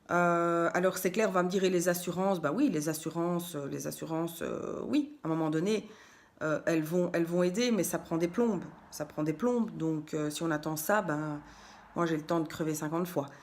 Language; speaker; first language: French; native; French